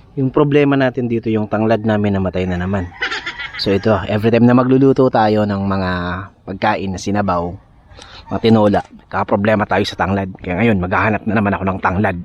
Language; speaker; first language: Filipino; non-native, local second language; Masbatenyo